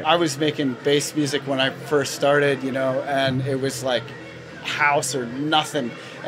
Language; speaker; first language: English; native; English